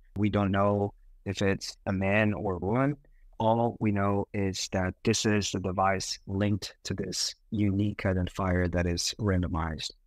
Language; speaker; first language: English; non-native, fluent; Portuguese